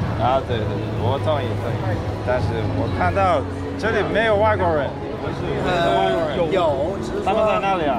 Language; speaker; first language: Chinese; non-native, fluent; English